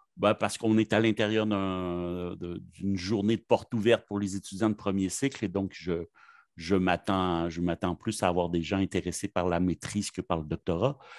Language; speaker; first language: French; native; French